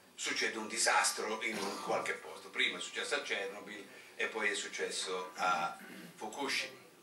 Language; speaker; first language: Italian; native; Italian